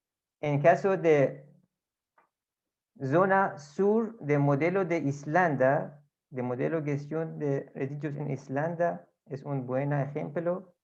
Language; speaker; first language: Spanish; non-native, fluent; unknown